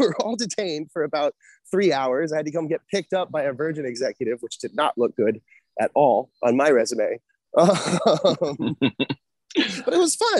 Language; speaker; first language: English; native; English